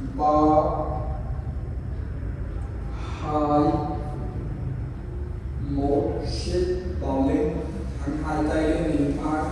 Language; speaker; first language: Vietnamese; non-native, learner; Hindi